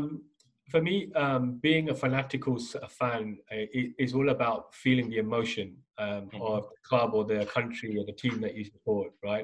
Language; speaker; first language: English; native; English